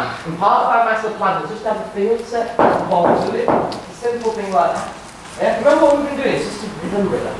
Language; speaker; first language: English; native; English